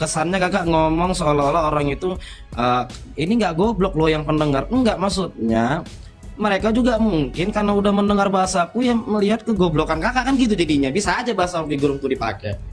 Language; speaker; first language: Indonesian; native; Indonesian